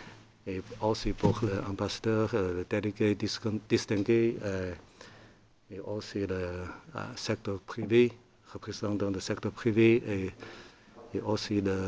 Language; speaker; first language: French; non-native, learner; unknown